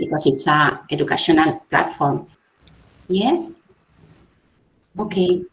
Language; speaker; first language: English; non-native, fluent; Spanish